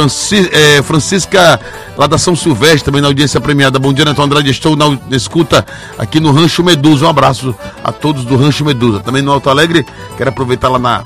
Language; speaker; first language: Portuguese; native; Portuguese